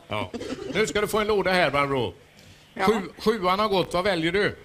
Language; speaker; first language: Swedish; native; Swedish